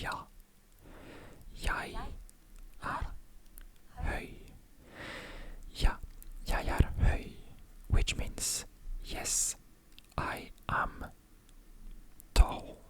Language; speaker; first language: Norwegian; non-native, learner; French